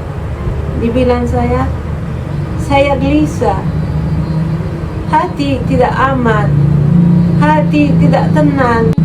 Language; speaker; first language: Indonesian; non-native, fluent; Arabic